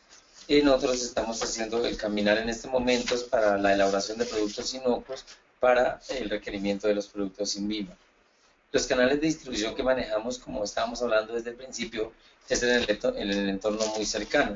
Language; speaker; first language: Spanish; native; Spanish